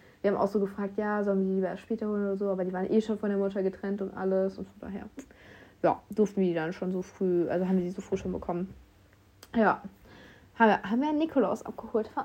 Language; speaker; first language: German; native; German